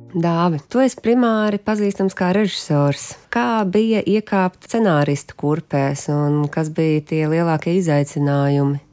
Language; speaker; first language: Latvian; native; Latvian